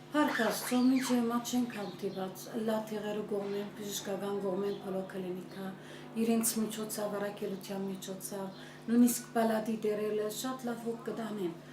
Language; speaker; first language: Armenian; early bilingual, heritage; Armenian